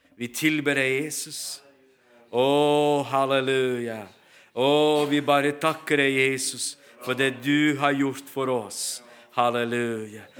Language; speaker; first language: Norwegian; non-native, fluent; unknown